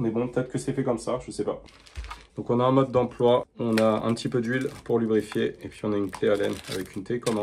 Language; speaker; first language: French; native; French